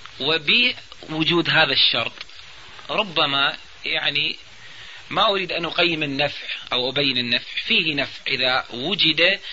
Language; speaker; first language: Arabic; native; Arabic